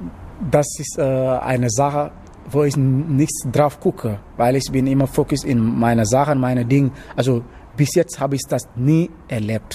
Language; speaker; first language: German; non-native, learner; Wolof